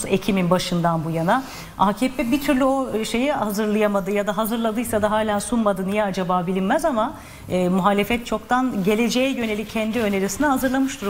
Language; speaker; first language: Turkish; native; Turkish